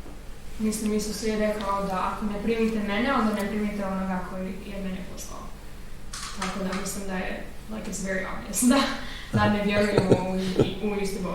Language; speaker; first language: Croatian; early bilingual, heritage; English